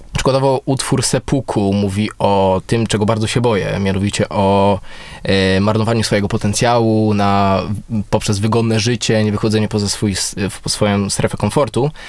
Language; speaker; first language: Polish; native; Polish